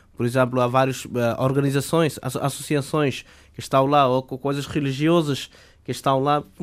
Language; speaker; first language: Portuguese; non-native, fluent; Bangla